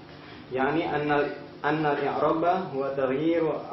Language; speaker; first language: Arabic; non-native, learner; Indonesian